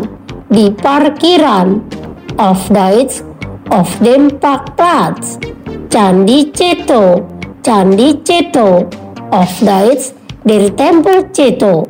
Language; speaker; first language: German; non-native, learner; Indonesian